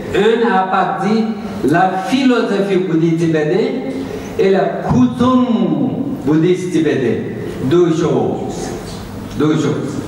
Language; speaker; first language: French; non-native, learner; Tibetan